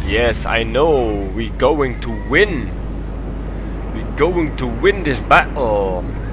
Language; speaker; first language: English; non-native, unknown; Dutch